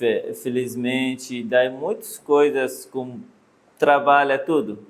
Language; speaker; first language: Portuguese; non-native, learner; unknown